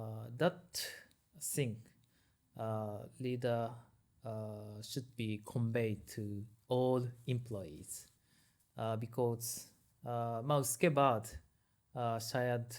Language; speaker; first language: English; non-native, learner; Japanese